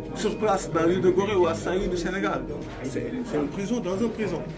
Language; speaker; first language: French; non-native, local second language; Wolof